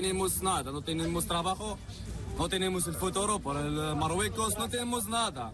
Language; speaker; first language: Spanish; non-native, learner; Arabic